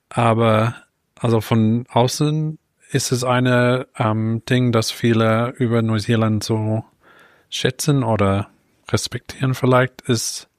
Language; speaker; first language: German; non-native, fluent; English